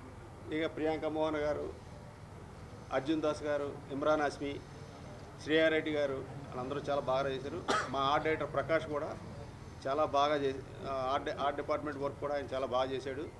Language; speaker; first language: Telugu; native; Telugu